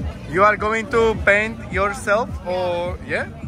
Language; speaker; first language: English; non-native, learner; Slovak